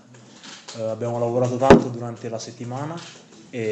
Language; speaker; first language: Italian; non-native, fluent; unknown